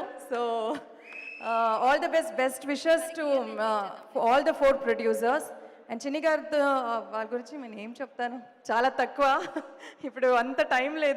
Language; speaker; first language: Telugu; non-native, fluent; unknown